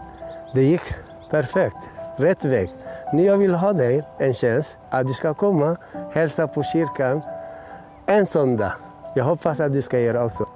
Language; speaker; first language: Swedish; non-native, learner; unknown